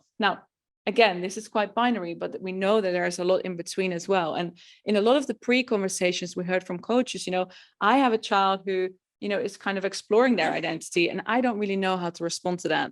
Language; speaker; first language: English; non-native, fluent; Dutch